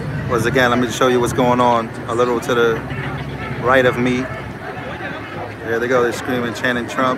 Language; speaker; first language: English; early bilingual, other home language; Spanish